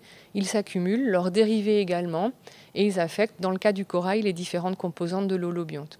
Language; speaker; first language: French; native; French